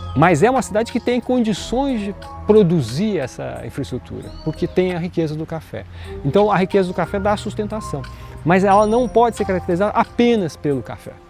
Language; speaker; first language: Portuguese; native; Portuguese